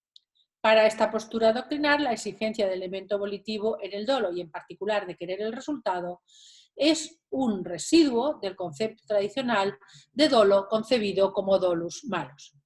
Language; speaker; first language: Spanish; native; Spanish